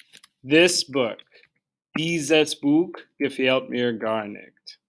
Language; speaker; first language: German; non-native, learner; English